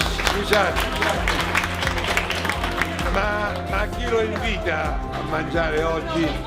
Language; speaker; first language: Italian; native; Italian